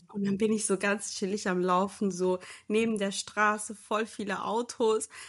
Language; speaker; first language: German; early bilingual, other home language; Turkish